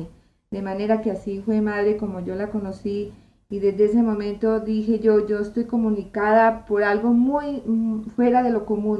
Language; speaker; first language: Spanish; native; Spanish